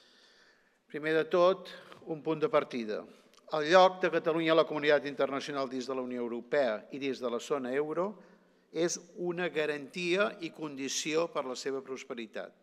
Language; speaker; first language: Catalan; native; Catalan